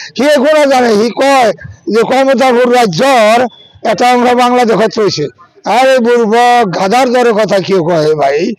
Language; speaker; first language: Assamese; non-native, local second language; Bangla